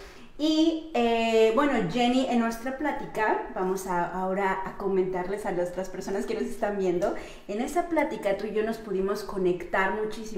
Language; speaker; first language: Spanish; native; Spanish